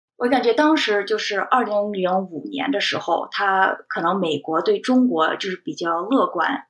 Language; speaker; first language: Chinese; early bilingual, heritage; Chinese